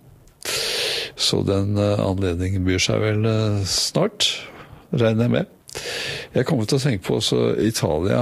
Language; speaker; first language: Norwegian; native; Norwegian